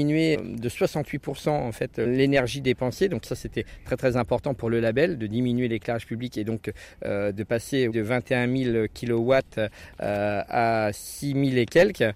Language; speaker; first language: French; native; French